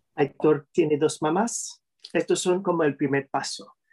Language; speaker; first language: Spanish; non-native, fluent; English